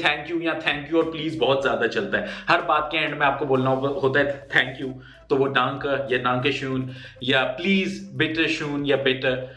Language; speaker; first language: Urdu; native; Urdu